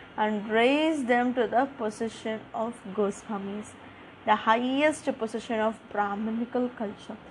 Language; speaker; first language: English; non-native, local second language; Tamil